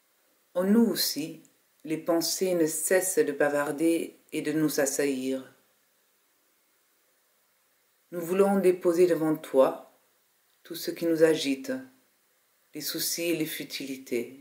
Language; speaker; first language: French; native; French